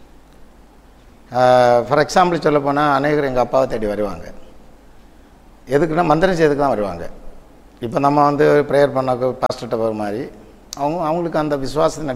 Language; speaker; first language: Tamil; native; Tamil